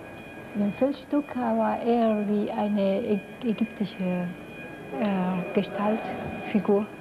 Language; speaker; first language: German; non-native, fluent; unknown